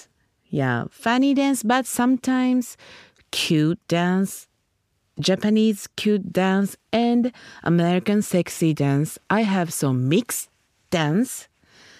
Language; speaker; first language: English; non-native, learner; Japanese